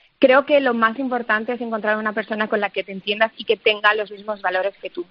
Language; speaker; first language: Spanish; early bilingual, other home language; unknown